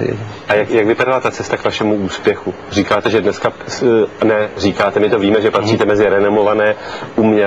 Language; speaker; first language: Czech; native; Czech